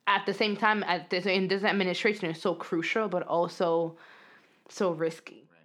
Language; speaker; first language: English; early bilingual, other home language; Spanish